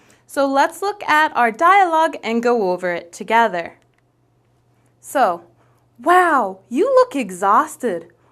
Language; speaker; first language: English; native; English